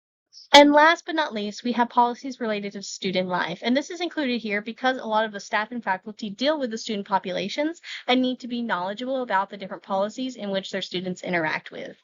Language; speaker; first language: English; native; English